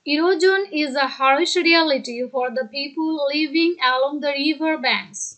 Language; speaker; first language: English; non-native, local second language; Bangla